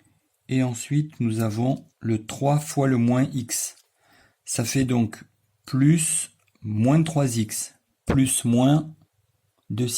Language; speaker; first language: French; native; French